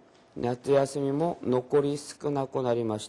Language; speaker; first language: Japanese; non-native, local second language; Korean